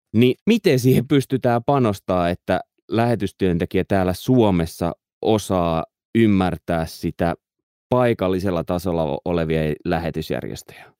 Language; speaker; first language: Finnish; native; Finnish